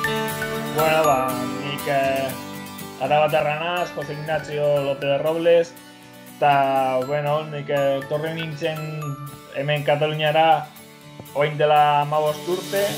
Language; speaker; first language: Basque; non-native, local second language; Spanish